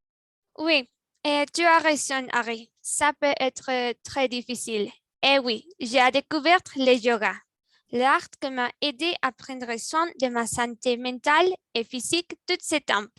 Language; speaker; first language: French; non-native, learner; Spanish